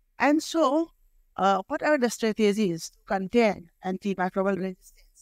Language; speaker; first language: English; non-native, local second language; Manipuri